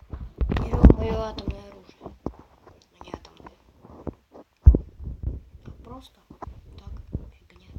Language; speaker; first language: Russian; native; Russian